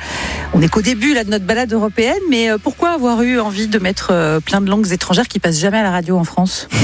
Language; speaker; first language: French; native; French